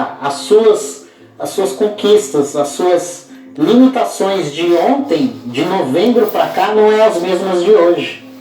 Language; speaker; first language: Portuguese; native; Portuguese